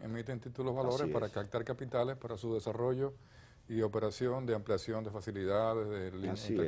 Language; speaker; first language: Spanish; native; Spanish